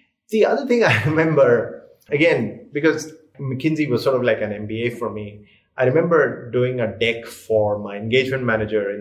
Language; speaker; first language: English; non-native, local second language; Hindi